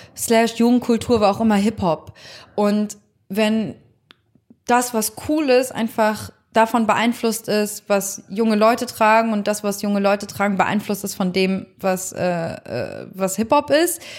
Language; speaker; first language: German; native; German